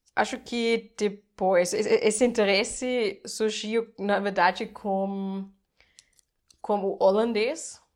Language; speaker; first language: English; non-native, fluent; German